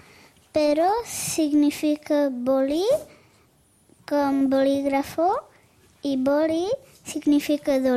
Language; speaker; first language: Catalan; early bilingual, other home language; Czech